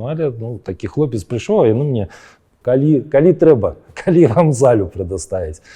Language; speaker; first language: Belarusian; native; Belarusian